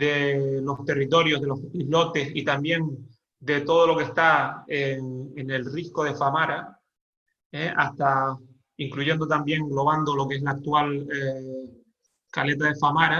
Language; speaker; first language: Spanish; native; Spanish